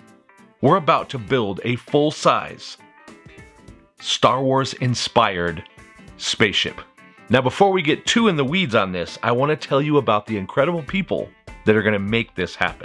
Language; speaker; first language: English; native; English